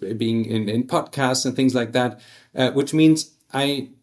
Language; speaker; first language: English; early bilingual, other home language; German